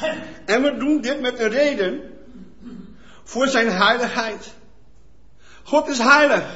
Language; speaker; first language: Dutch; non-native, fluent; Portuguese